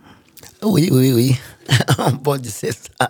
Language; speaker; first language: French; non-native, fluent; Portuguese